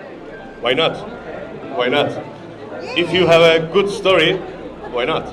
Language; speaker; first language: English; non-native, learner; Turkish